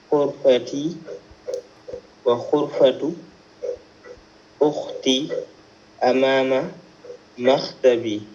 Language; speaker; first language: Arabic; non-native, learner; Fula